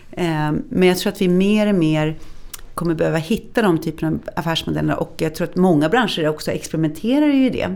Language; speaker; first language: Swedish; native; Swedish